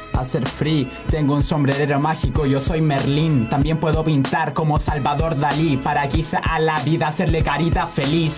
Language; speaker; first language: Spanish; native; Spanish